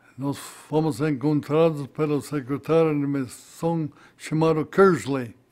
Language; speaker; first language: Portuguese; non-native, fluent; English